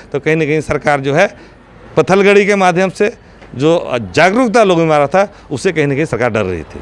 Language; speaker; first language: Hindi; non-native, local second language; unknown